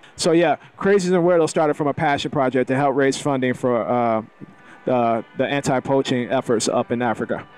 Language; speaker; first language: English; native; English